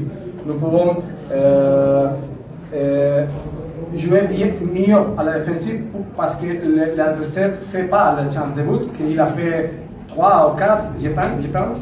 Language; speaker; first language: French; non-native, learner; Spanish